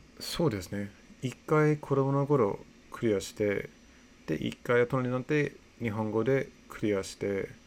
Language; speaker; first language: Japanese; non-native, fluent; English